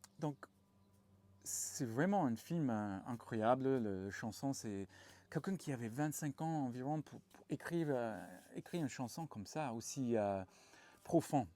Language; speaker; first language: French; non-native, fluent; English